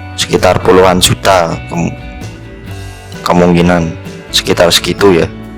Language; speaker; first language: Indonesian; native; Indonesian